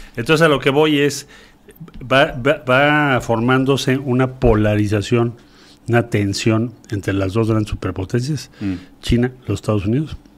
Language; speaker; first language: Spanish; native; Spanish